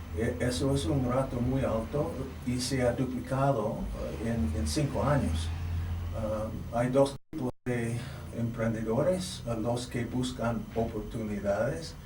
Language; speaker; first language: Spanish; non-native, fluent; English